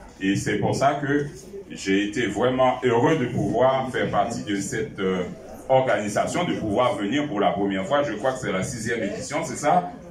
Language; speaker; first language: French; non-native, local second language; Haitian Creole